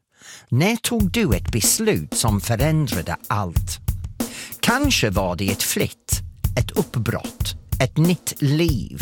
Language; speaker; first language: Swedish; non-native, fluent; English